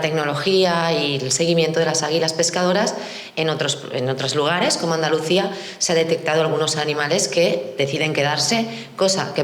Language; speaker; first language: Spanish; native; Spanish